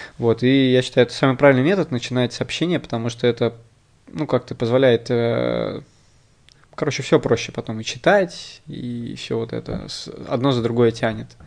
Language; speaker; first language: Russian; native; Russian